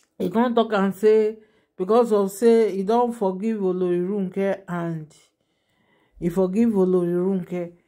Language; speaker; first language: Nigerian Pidgin; non-native, local second language; Yoruba